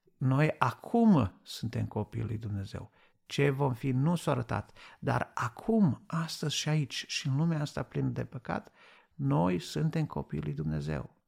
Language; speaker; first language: Romanian; native; Romanian